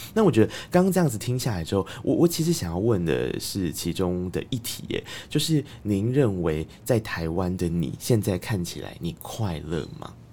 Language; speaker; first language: Chinese; native; Chinese